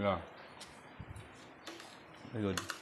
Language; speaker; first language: English; non-native, learner; Cebuano